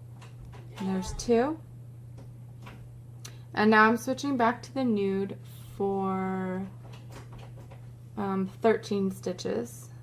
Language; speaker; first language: English; native; English